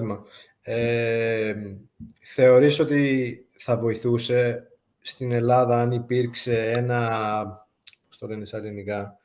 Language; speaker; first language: Greek; early bilingual, heritage; Greek